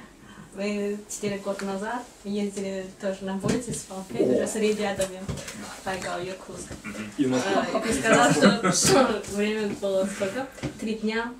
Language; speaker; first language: Russian; non-native, fluent; Chinese